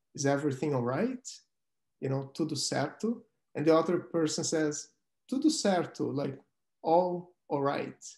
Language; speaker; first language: English; non-native, fluent; Portuguese